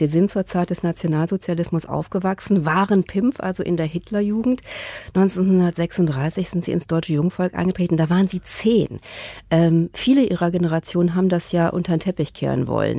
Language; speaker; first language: German; native; German